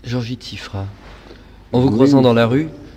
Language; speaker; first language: French; native; French